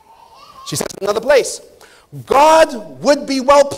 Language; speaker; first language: English; native; English